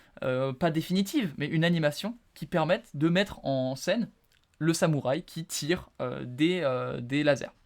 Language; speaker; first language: French; native; French